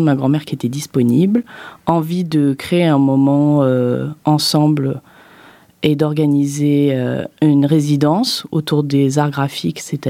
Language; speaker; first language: French; native; French